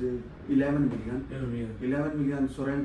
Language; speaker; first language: English; non-native, learner; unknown